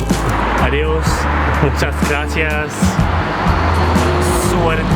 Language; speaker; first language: Spanish; non-native, learner; Korean